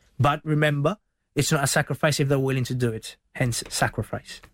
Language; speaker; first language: English; early bilingual, other home language; Spanish